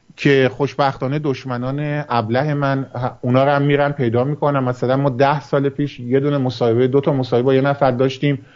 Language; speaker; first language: Persian; early bilingual, heritage; Persian